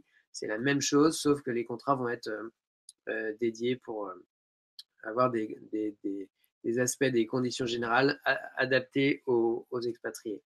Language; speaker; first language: French; native; French